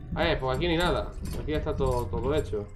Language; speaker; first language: Spanish; native; Spanish